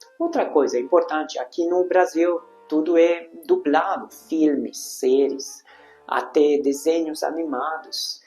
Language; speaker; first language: Portuguese; non-native, fluent; Hungarian